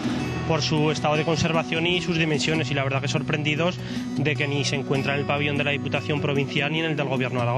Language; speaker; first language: Spanish; native; Spanish